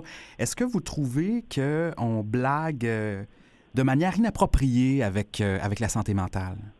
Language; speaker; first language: French; native; French